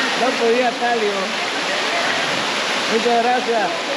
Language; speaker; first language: Spanish; non-native, learner; Turkish